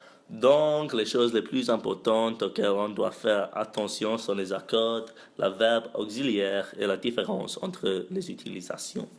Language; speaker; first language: French; non-native, learner; English